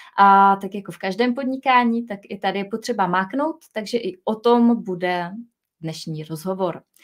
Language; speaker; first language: Czech; native; Czech